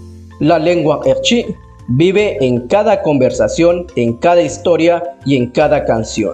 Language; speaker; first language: Spanish; non-native, local second language; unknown